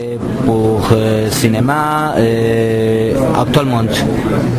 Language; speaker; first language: French; non-native, learner; Spanish